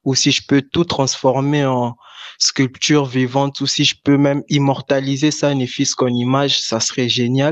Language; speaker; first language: French; non-native, local second language; Lingala